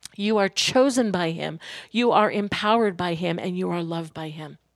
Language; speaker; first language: English; native; English